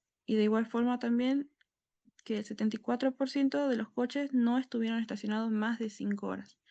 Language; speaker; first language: Spanish; native; Spanish